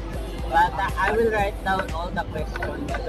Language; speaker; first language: English; non-native, local second language; Filipino